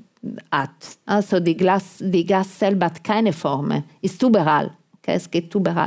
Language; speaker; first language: German; non-native, fluent; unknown